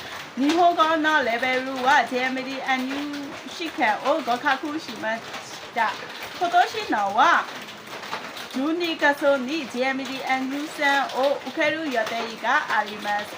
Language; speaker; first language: Japanese; non-native, learner; Burmese